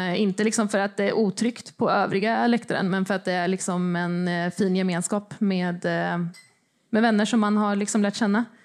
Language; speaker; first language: Swedish; native; Swedish